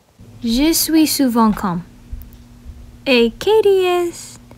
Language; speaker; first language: French; non-native, learner; English